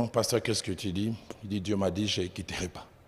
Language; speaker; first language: French; non-native, local second language; Lingala